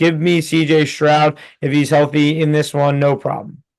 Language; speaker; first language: English; native; English